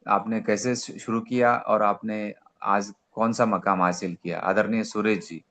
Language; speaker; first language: Hindi; non-native, local second language; Marathi